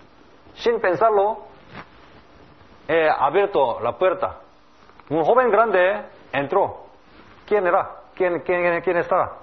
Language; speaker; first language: Spanish; non-native, learner; Korean